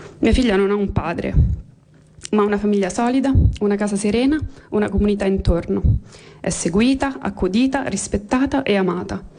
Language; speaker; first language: Italian; native; Italian